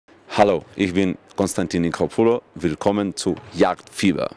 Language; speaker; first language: German; non-native, learner; Russian